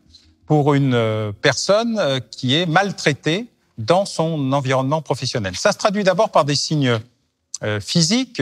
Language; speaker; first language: French; native; French